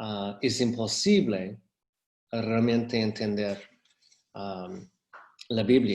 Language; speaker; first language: Spanish; non-native, fluent; English